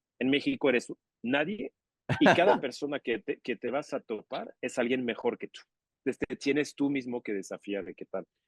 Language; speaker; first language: Spanish; non-native, fluent; French